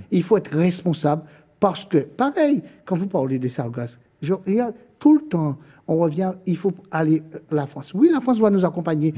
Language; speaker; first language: French; native; French